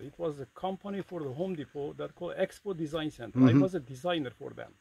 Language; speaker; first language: English; non-native, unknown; Kurdish